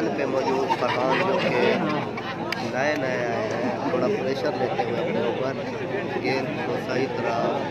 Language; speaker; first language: Urdu; non-native, local second language; Saraiki